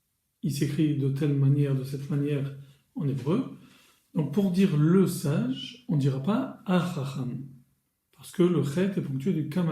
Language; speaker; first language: French; native; French